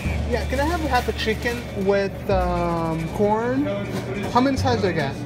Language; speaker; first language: English; non-native, fluent; Portuguese